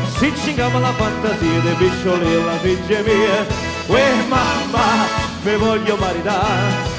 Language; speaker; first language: English; non-native, fluent; Italian